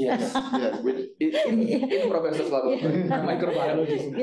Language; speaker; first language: English; non-native, fluent; Indonesian